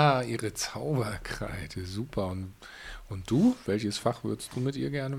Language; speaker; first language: German; native; German